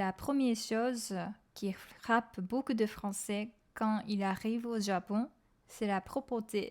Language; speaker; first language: French; non-native, fluent; Japanese